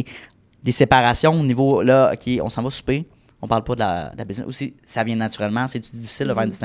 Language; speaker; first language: French; native; French